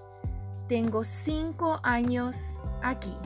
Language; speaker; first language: Spanish; non-native, fluent; English